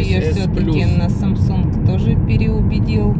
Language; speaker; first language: Russian; native; Russian